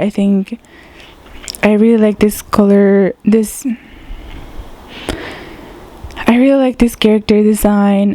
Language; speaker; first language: English; non-native, fluent; Spanish